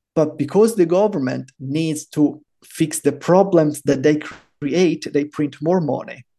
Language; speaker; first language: English; non-native, fluent; Italian